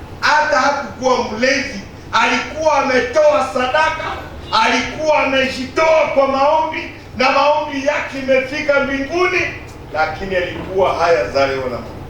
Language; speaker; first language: Swahili; non-native, local second language; Nande